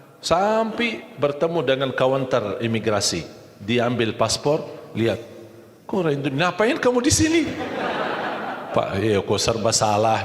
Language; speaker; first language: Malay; non-native, fluent; Arabic